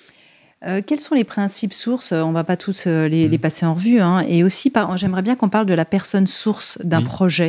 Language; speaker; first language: French; native; French